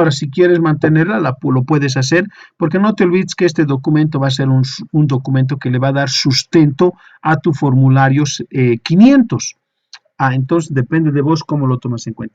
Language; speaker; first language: Spanish; native; Spanish